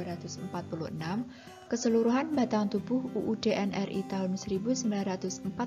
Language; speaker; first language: Indonesian; native; Indonesian